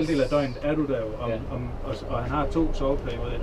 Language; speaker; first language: Danish; native; Danish